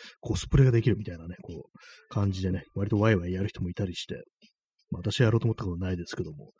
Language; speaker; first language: Japanese; native; Japanese